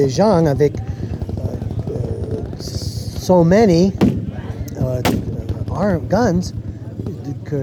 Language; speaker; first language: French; non-native, learner; English